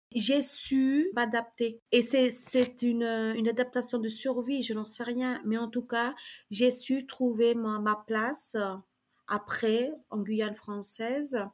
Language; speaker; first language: French; early bilingual, other home language; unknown